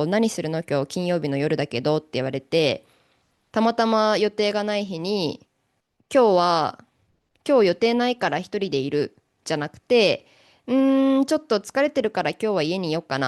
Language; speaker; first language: Japanese; native; Japanese